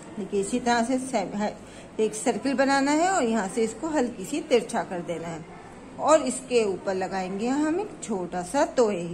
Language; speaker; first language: Hindi; native; Hindi